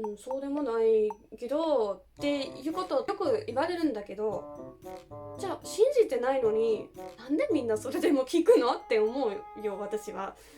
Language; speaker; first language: Japanese; non-native, fluent; German